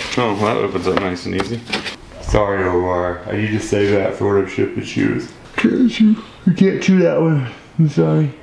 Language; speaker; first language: English; native; English